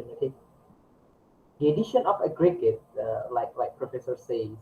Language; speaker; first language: English; non-native, learner; Indonesian